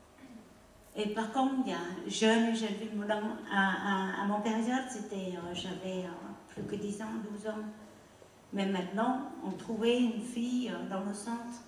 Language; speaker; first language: French; non-native, learner; Khmer